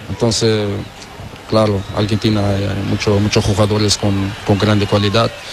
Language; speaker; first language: Spanish; non-native, learner; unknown